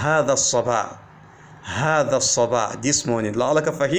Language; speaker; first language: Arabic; non-native, fluent; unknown